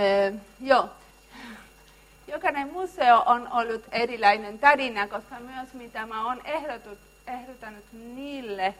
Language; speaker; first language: Finnish; non-native, learner; Spanish